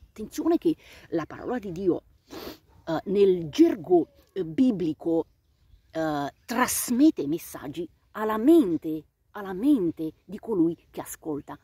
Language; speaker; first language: Italian; non-native, fluent; Romanian